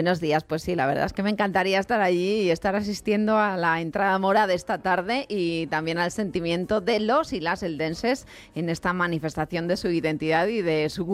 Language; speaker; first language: Spanish; native; Spanish